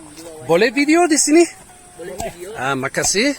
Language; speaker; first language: Indonesian; non-native, learner; English